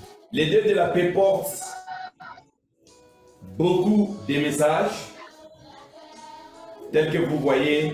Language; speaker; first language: French; non-native, local second language; Swahili